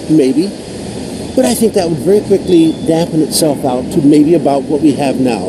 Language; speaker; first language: English; native; English